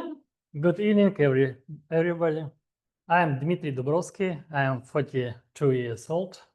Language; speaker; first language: English; non-native, learner; Russian